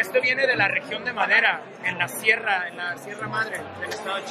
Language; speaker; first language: Spanish; native; Spanish